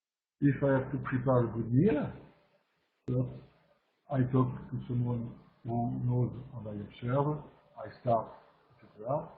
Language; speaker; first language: English; non-native, learner; French